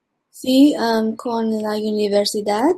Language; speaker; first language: Spanish; early bilingual, heritage; English